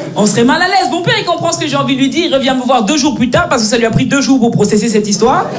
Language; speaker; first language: French; native; French